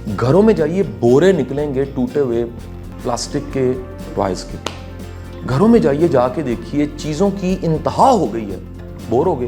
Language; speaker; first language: Urdu; non-native, local second language; Punjabi